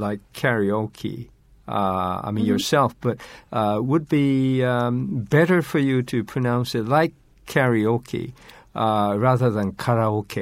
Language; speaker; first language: English; non-native, fluent; Japanese